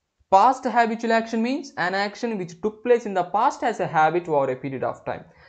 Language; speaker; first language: English; non-native, local second language; Telugu